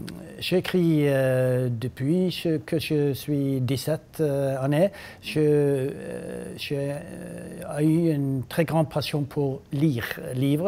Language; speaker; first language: French; non-native, learner; Norwegian